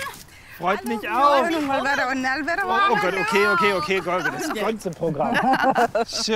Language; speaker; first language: German; native; German